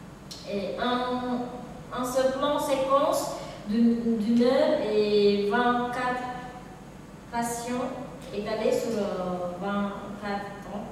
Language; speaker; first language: French; non-native, learner; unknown